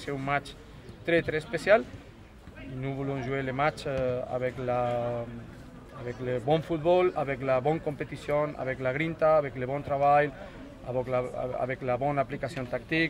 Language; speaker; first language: French; non-native, fluent; Spanish